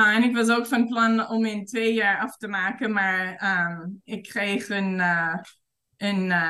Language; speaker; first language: Dutch; non-native, fluent; English